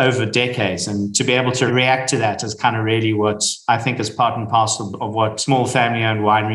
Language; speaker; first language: English; native; English